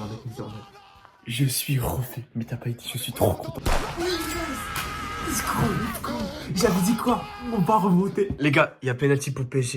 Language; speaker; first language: French; native; French